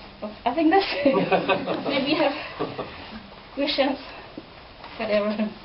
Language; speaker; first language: English; non-native, fluent; Indonesian